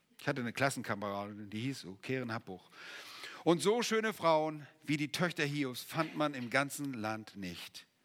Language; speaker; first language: German; native; German